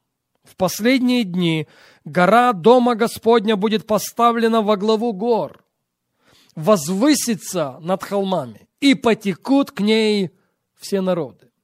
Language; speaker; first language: Russian; native; Russian